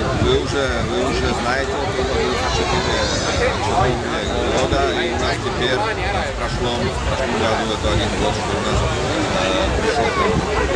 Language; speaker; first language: Russian; non-native, learner; Czech